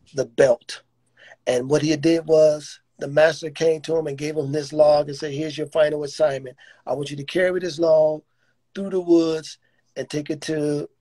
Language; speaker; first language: English; native; English